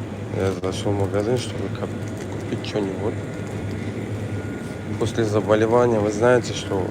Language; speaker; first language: Russian; non-native, fluent; Tajik